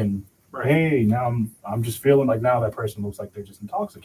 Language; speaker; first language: English; native; English